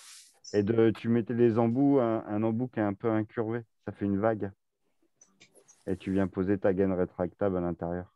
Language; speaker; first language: French; native; French